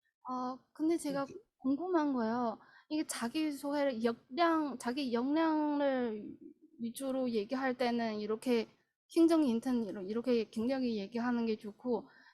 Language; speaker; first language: Korean; non-native, fluent; Chinese